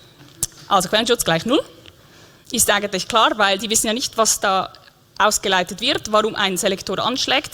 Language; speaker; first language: German; native; German